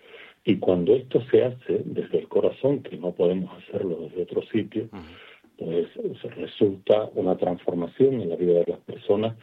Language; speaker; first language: Spanish; native; Spanish